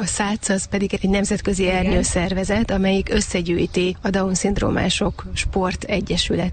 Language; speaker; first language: Hungarian; native; Hungarian